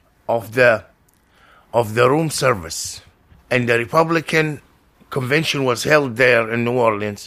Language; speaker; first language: English; non-native, fluent; Arabic